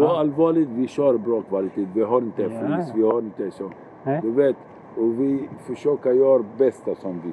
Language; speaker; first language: Swedish; non-native, learner; Arabic